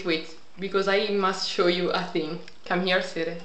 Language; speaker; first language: English; non-native, learner; Italian